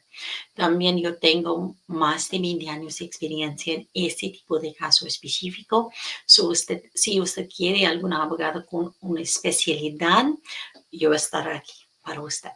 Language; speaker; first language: Spanish; non-native, fluent; English